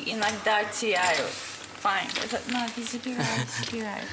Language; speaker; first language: Russian; early bilingual, heritage; English